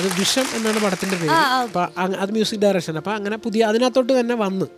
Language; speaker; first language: Malayalam; native; Malayalam